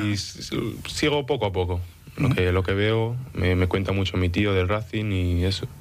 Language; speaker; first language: Spanish; early bilingual, other home language; English